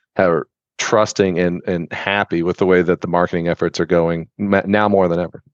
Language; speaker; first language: English; native; English